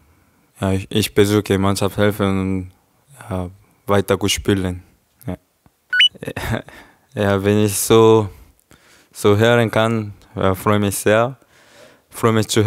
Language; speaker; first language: German; non-native, learner; Korean